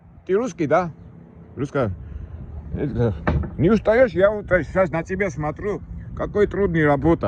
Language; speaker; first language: Russian; non-native, fluent; Georgian